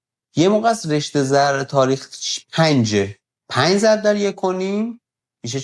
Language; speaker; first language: Persian; native; Persian